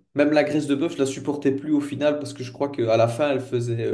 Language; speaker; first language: French; native; French